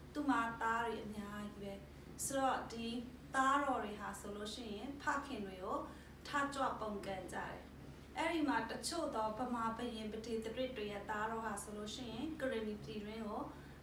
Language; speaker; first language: Burmese; non-native, local second language; Western Kayah